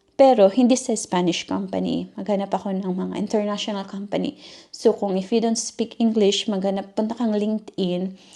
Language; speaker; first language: Filipino; native; Filipino